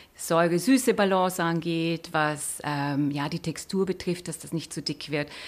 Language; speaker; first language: German; native; German